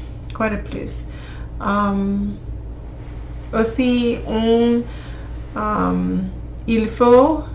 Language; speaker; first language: French; non-native, learner; English